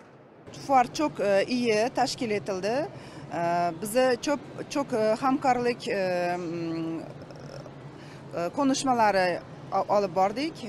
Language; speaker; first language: Turkish; non-native, learner; Uzbek